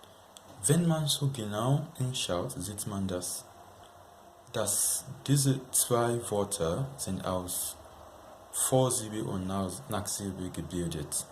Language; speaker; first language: German; non-native, fluent; Yoruba